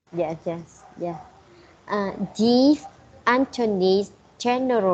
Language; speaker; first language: English; non-native, learner; Vietnamese